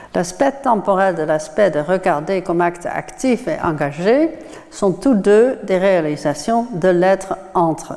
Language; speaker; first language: French; non-native, fluent; Dutch